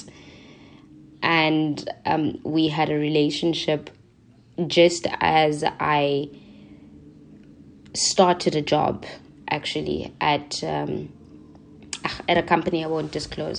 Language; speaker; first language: English; non-native, local second language; Zulu